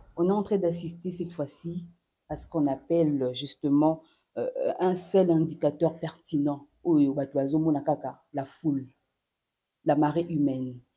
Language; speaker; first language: French; non-native, local second language; Lingala